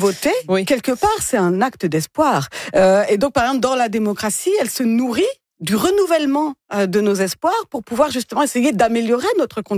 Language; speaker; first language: French; native; French